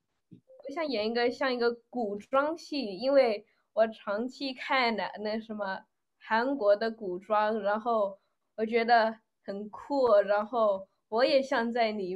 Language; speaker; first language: Chinese; early bilingual, other home language; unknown